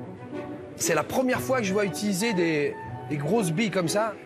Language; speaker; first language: French; native; French